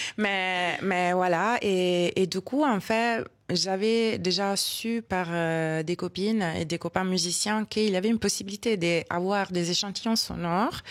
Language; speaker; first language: French; non-native, fluent; Italian